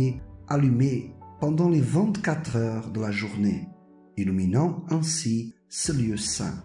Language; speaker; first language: French; native; French